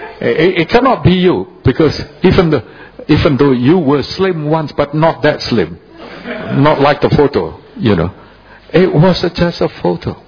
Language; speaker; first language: English; non-native, fluent; Indonesian